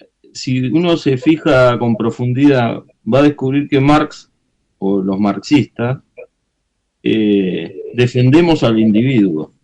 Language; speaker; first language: Spanish; native; Spanish